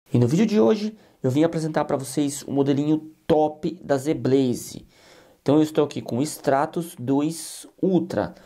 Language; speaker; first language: Portuguese; native; Portuguese